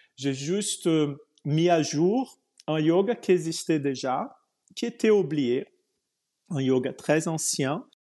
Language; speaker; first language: French; non-native, fluent; Portuguese